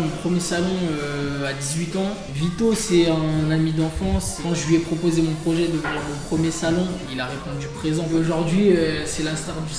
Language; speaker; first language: French; native; French